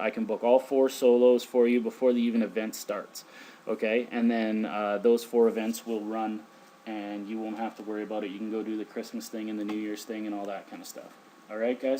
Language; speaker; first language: English; native; English